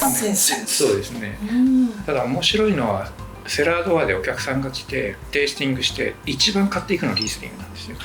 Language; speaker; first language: Japanese; native; Japanese